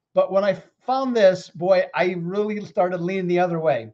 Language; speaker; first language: English; native; English